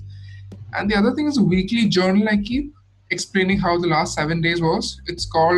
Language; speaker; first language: English; non-native, local second language; Malayalam